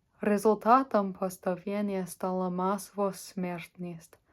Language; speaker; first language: Ukrainian; non-native, learner; English